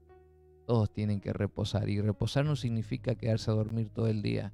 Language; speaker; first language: Spanish; native; Spanish